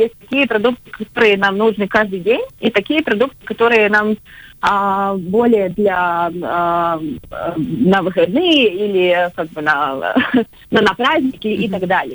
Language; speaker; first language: Russian; non-native, local second language; Latvian